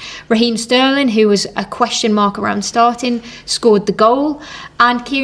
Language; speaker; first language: English; native; English